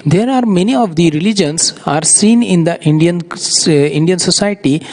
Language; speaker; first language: English; non-native, local second language; Urdu